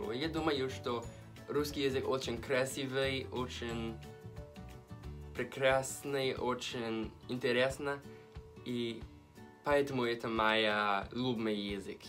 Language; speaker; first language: Russian; non-native, learner; English